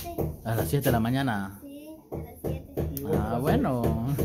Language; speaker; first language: Spanish; native; Spanish